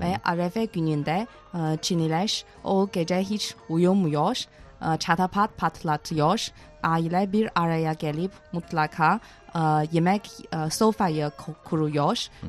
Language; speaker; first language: Turkish; non-native, fluent; Chinese